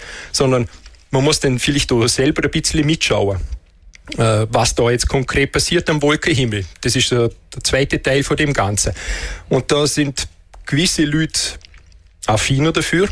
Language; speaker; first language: German; native; German